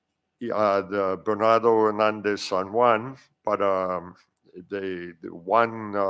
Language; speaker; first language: Spanish; non-native, fluent; English